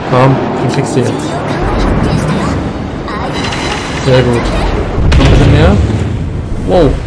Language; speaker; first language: German; native; German